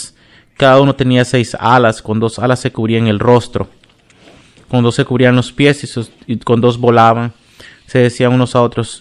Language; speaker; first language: Spanish; non-native, fluent; English